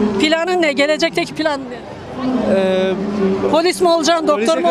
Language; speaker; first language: Turkish; native; Turkish